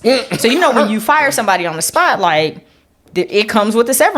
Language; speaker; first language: English; native; English